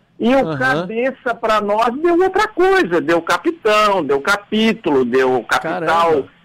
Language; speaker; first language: Portuguese; native; Portuguese